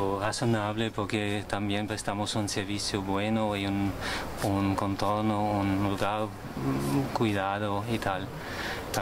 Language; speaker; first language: Spanish; non-native, learner; German